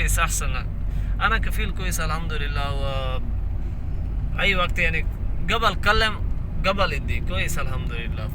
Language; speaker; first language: Arabic; non-native, learner; Urdu